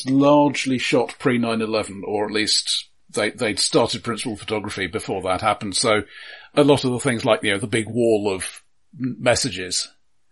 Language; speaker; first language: English; native; English